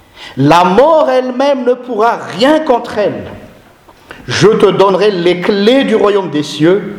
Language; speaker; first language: French; non-native, local second language; Malagasy